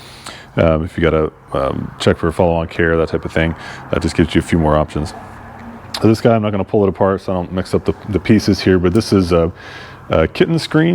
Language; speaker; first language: English; native; English